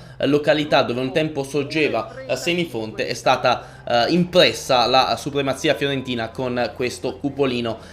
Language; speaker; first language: Italian; native; Italian